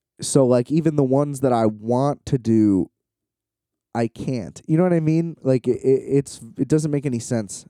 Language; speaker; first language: English; native; English